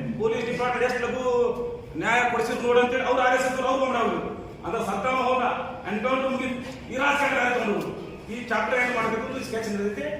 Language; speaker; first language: Kannada; non-native, local second language; Urdu